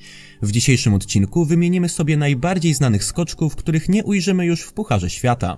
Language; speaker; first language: Polish; native; Polish